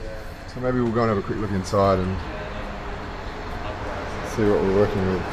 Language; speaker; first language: English; native; English